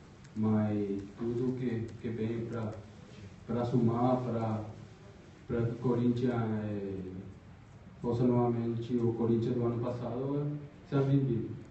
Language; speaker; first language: Portuguese; non-native, fluent; Spanish